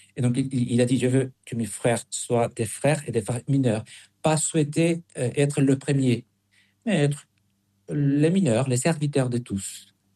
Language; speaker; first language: French; non-native, fluent; Spanish